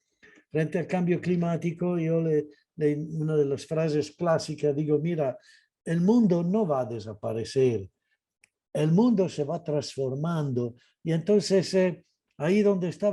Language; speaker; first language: Spanish; non-native, fluent; Italian